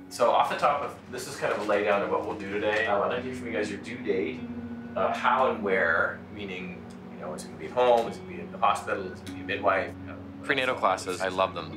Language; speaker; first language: English; native; English